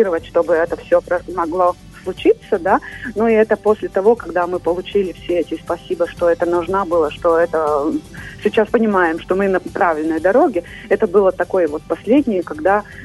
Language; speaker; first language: Russian; non-native, local second language; Latvian